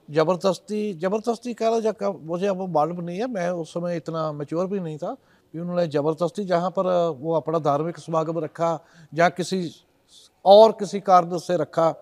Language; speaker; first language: Hindi; non-native, local second language; Punjabi